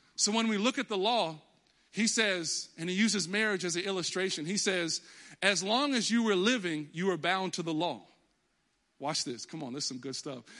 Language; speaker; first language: English; native; English